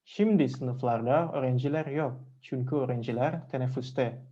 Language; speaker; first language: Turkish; non-native, fluent; Indonesian